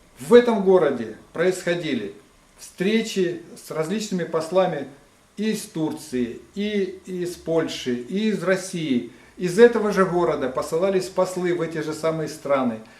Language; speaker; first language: Russian; non-native, local second language; Ukrainian